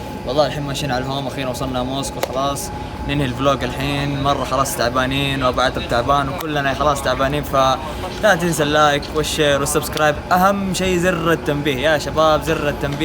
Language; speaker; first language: Arabic; native; Arabic